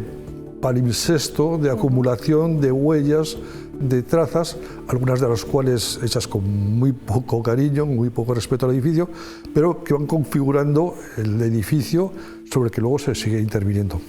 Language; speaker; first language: Spanish; native; Spanish